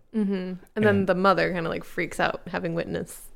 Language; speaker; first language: English; native; English